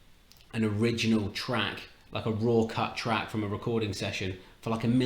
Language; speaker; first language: English; native; English